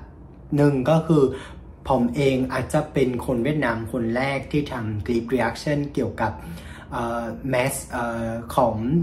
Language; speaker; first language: Thai; non-native, fluent; Vietnamese